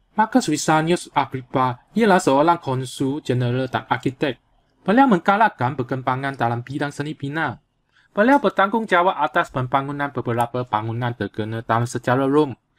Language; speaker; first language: Malay; non-native, local second language; Chinese